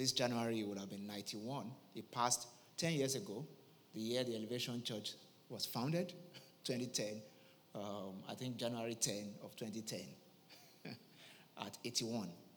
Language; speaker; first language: English; non-native, local second language; Yoruba